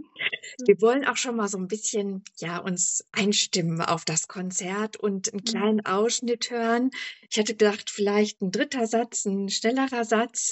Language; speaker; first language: German; native; German